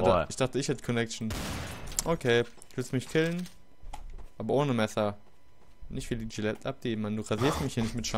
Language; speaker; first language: German; native; German